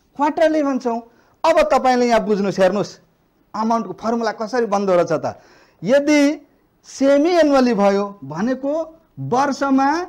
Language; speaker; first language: Nepali; non-native, local second language; Maithili